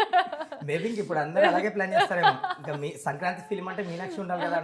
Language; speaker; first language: Telugu; native; Telugu